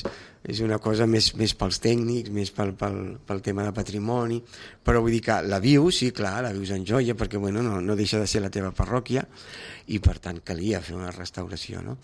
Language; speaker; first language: Catalan; native; Catalan